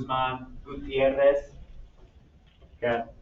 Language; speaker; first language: Spanish; non-native, fluent; English